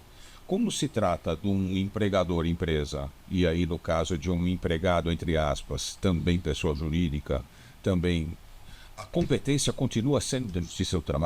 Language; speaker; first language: Portuguese; native; Portuguese